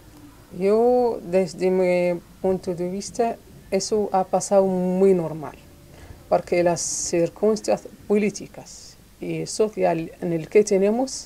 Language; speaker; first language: Spanish; non-native, local second language; Arabic